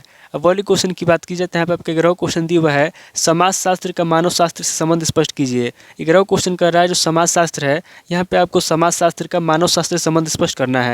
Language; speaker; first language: Hindi; native; Hindi